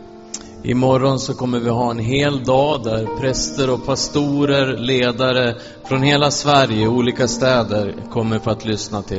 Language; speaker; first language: Swedish; native; Swedish